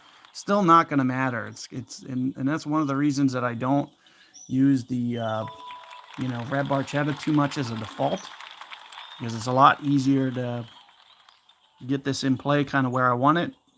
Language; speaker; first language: English; native; English